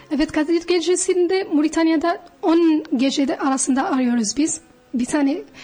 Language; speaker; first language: Turkish; non-native, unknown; Arabic